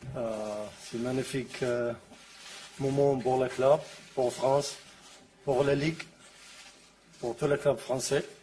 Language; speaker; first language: French; non-native, learner; Arabic